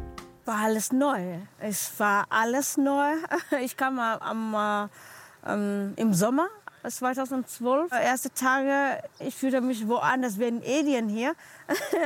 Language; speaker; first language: German; non-native, learner; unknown